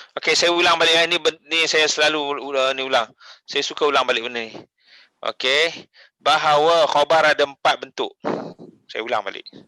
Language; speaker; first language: Malay; native; Malay